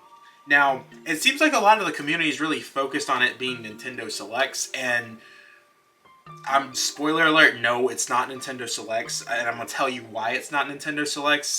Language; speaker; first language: English; native; English